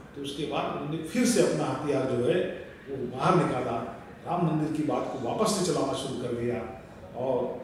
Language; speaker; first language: Hindi; non-native, local second language; Marathi